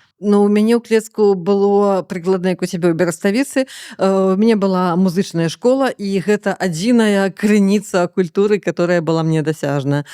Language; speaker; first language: Belarusian; native; Belarusian